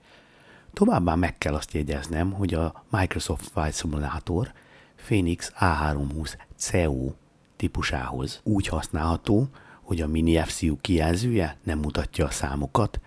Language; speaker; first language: Hungarian; native; Hungarian